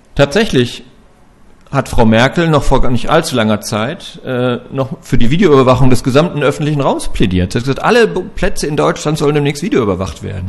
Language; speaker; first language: German; native; German